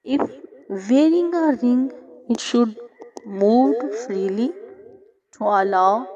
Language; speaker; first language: English; non-native, local second language; Urdu